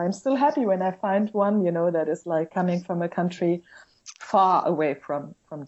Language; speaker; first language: English; non-native, fluent; German